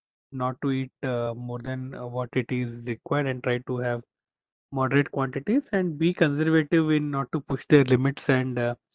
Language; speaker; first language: English; non-native, local second language; Telugu